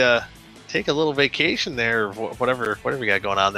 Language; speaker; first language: English; native; English